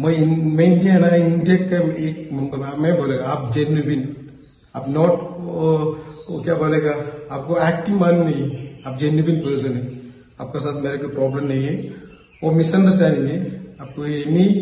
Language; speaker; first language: Hindi; non-native, local second language; Malayalam